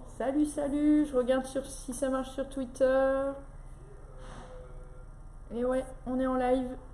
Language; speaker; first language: French; native; French